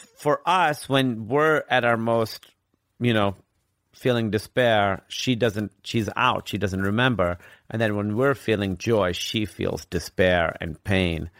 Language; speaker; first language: English; non-native, local second language; Urdu